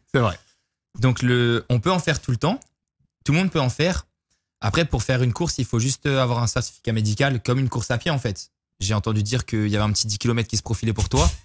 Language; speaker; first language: French; native; French